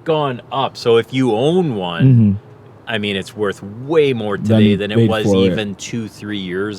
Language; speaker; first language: English; native; English